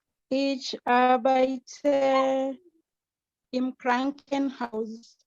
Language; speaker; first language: German; non-native, learner; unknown